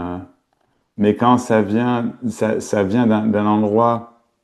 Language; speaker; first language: French; native; French